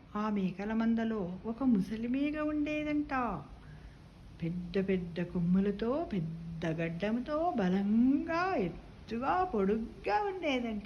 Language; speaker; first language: Telugu; native; Telugu